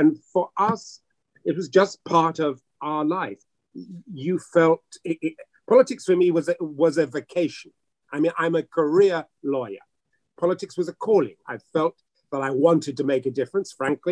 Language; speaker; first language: English; native; English